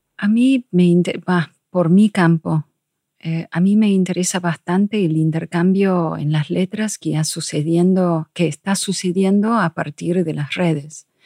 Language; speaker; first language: Spanish; non-native, fluent; English